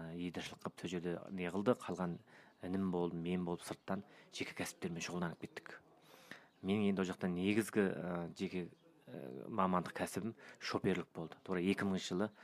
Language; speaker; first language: Kazakh; early bilingual, heritage; Kazakh